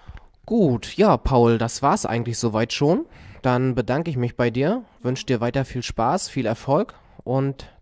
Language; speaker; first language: German; native; German